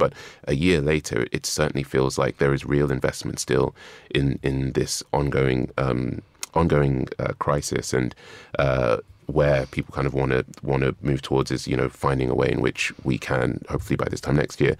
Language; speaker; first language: English; non-native, local second language; Yoruba